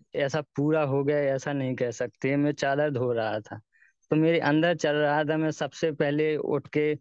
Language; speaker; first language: Hindi; native; Hindi